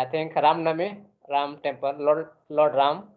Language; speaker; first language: English; non-native, learner; Hindi